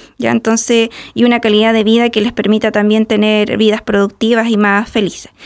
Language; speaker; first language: Spanish; native; Spanish